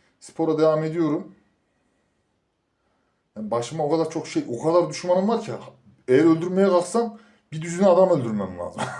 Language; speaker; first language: Turkish; native; Turkish